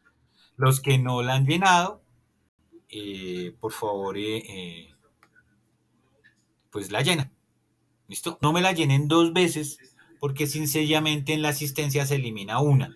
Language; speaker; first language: Spanish; native; Spanish